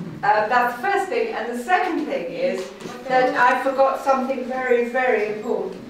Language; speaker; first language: English; non-native, learner; Russian